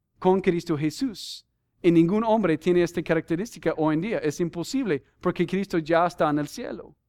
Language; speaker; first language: Spanish; non-native, fluent; English